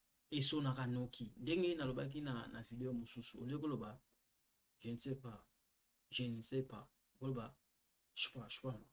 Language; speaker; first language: French; non-native, local second language; Lingala